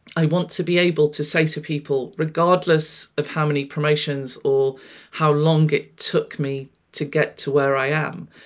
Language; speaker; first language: English; native; English